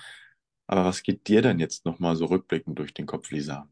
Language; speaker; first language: German; native; German